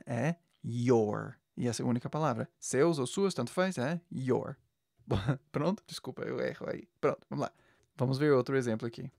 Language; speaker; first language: Portuguese; non-native, fluent; English